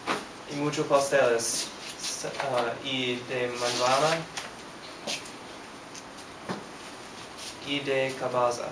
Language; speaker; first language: Spanish; non-native, learner; English